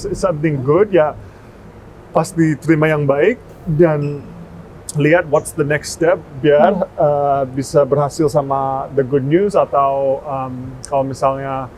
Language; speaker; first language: Indonesian; early bilingual, heritage; English